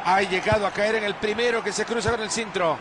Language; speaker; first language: Spanish; native; Spanish